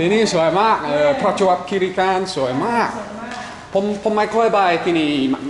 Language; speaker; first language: Thai; non-native, learner; English